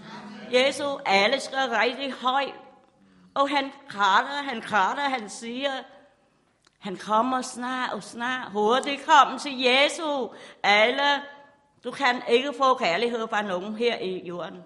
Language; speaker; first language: Danish; non-native, learner; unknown